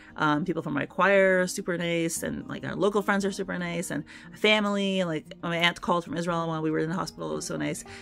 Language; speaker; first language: English; native; English